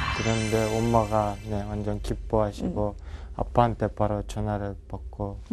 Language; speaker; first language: Korean; non-native, learner; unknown